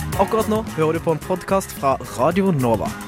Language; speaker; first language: Norwegian; native; Norwegian